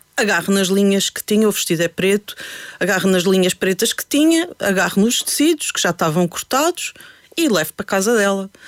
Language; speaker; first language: Portuguese; native; Portuguese